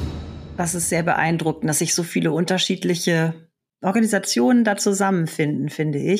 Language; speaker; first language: German; native; German